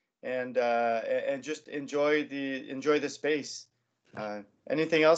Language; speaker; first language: English; non-native, local second language; French